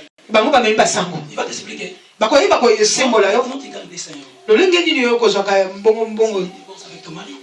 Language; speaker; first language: French; non-native, local second language; Lingala